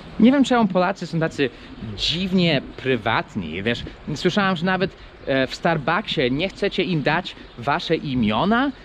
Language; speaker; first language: Polish; non-native, fluent; English